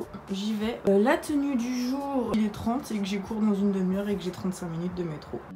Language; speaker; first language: French; native; French